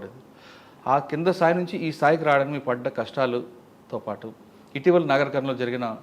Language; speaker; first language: Telugu; native; Telugu